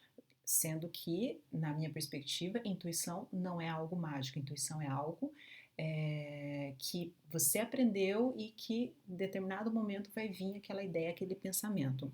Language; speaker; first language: Portuguese; native; Portuguese